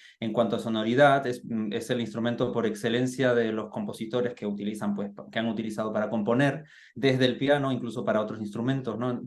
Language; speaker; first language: Spanish; native; Spanish